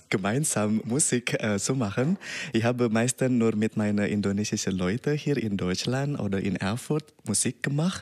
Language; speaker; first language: German; non-native, learner; Indonesian